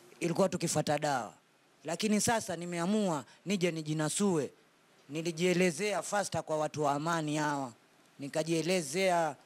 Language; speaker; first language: Swahili; native; Swahili